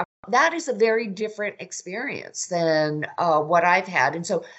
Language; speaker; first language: English; native; English